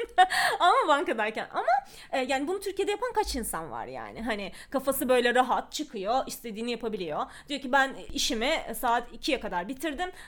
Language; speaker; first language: Turkish; early bilingual, other home language; Russian